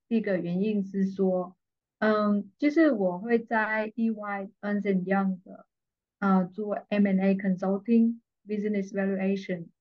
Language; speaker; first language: Chinese; non-native, fluent; Vietnamese